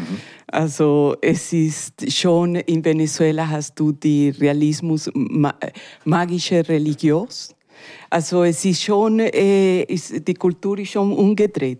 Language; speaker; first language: German; non-native, learner; Spanish